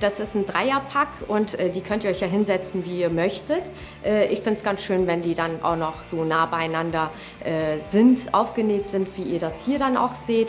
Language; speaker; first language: German; native; German